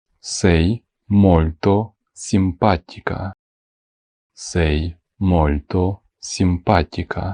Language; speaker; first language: Italian; non-native, fluent; Ukrainian